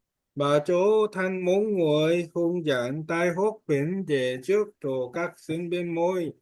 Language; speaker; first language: Vietnamese; non-native, learner; Korean